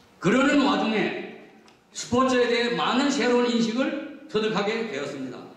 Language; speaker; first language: Korean; native; Korean